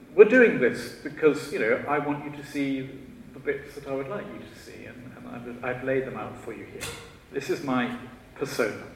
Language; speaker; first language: English; native; English